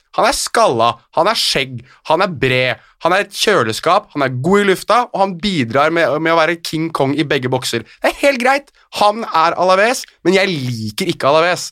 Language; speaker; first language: Norwegian; native; Norwegian